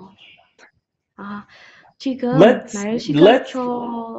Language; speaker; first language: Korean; non-native, learner; Indonesian